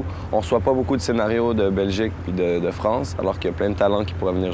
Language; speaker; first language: French; native; French